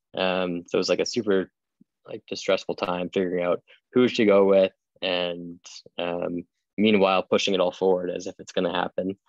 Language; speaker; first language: English; native; English